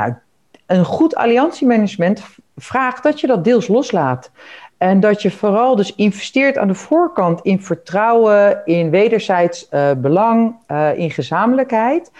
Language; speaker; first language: Dutch; native; Dutch